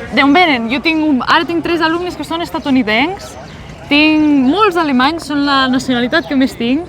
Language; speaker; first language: Catalan; native; Catalan